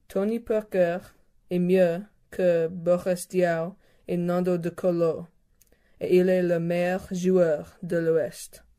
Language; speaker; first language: French; non-native, learner; English